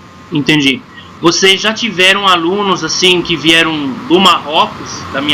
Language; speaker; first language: Portuguese; non-native, fluent; Arabic